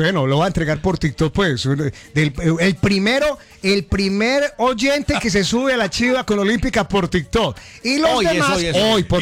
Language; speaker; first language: Spanish; native; Spanish